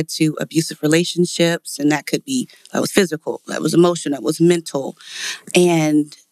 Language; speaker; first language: English; native; English